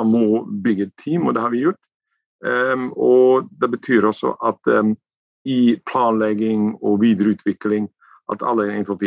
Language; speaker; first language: Norwegian; non-native, fluent; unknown